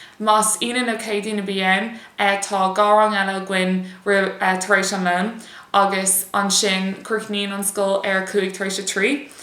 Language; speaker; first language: Irish; non-native, local second language; English